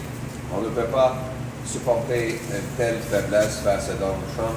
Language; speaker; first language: French; non-native, local second language; English